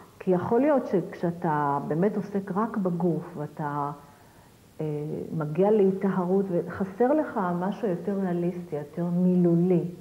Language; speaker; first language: Hebrew; native; Hebrew